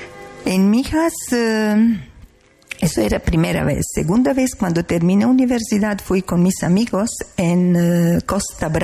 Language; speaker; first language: Spanish; non-native, learner; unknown